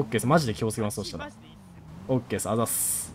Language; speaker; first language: Japanese; native; Japanese